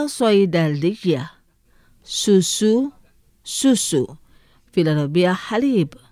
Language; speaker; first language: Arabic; non-native, fluent; Indonesian